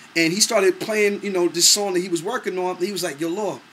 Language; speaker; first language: English; native; English